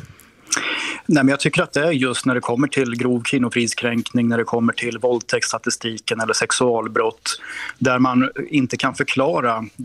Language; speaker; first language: Swedish; native; Swedish